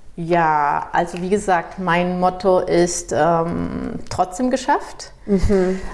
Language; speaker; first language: German; non-native, fluent; Portuguese